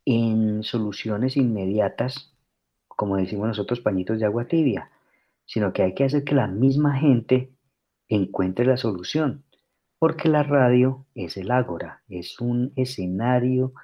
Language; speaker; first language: Spanish; native; Spanish